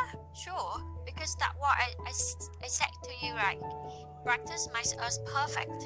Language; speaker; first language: English; non-native, learner; Vietnamese